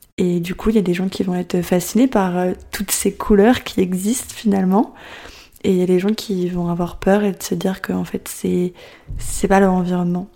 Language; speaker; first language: French; native; French